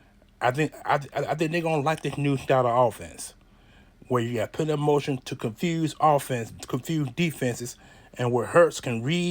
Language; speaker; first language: English; native; English